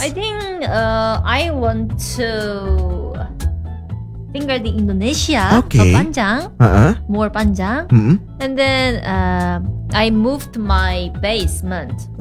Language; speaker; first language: English; non-native, learner; Korean